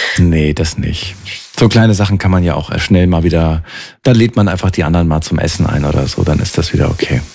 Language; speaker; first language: German; native; German